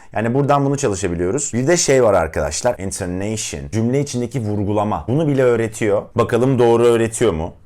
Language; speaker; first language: Turkish; native; Turkish